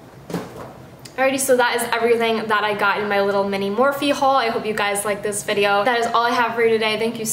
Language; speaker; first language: English; native; English